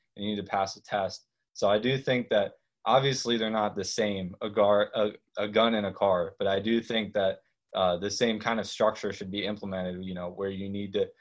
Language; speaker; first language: English; native; English